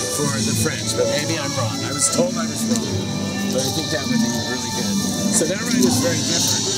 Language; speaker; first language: English; native; English